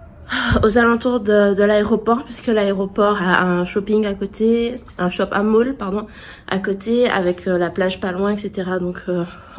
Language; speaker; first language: French; native; French